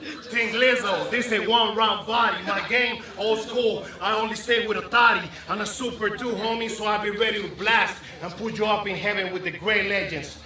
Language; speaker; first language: English; non-native, fluent; Spanish